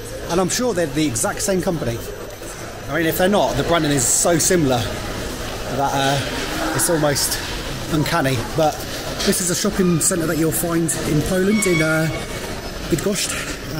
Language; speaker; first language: English; native; English